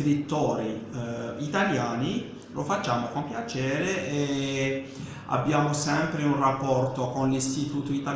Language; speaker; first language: Italian; non-native, fluent; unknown